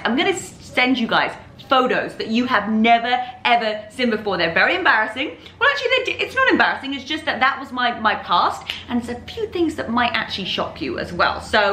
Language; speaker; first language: English; native; English